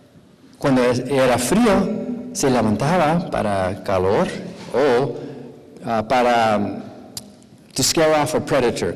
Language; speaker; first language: Spanish; non-native, fluent; English